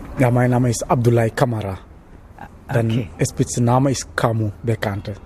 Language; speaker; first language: German; non-native, learner; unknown